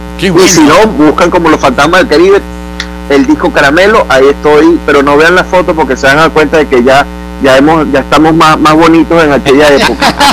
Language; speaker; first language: Spanish; native; Spanish